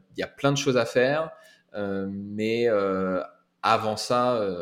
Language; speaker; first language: French; native; French